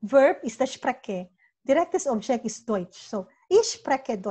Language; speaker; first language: German; non-native, learner; Filipino